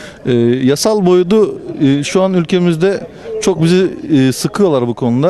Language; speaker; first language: Turkish; native; Turkish